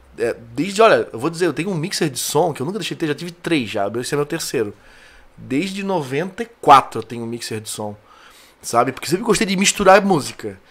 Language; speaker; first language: Portuguese; native; Portuguese